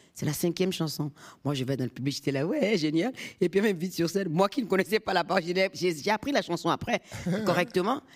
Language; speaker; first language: French; non-native, local second language; Fon